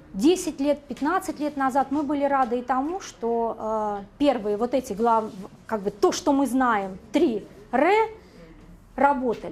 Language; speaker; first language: Russian; native; Russian